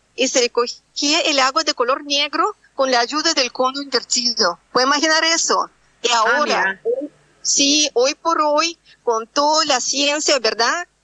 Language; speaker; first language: Spanish; non-native, fluent; Russian